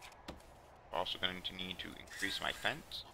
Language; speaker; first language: English; native; English